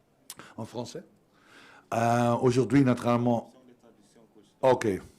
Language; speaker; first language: French; non-native, learner; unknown